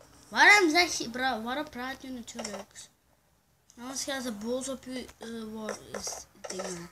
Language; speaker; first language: Dutch; early bilingual, other home language; Turkish